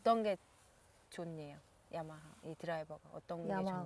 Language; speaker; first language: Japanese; non-native, learner; Korean